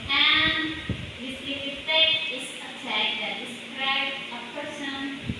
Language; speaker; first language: English; non-native, learner; Indonesian